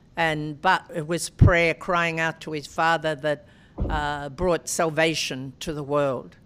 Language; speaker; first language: English; native; English